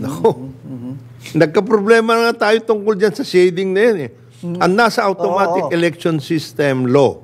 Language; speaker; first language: Filipino; native; Filipino